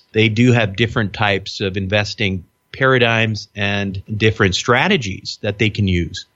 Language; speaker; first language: English; native; English